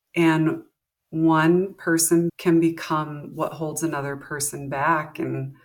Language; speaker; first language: English; native; English